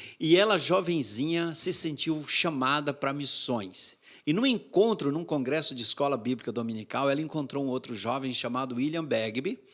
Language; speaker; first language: Portuguese; native; Portuguese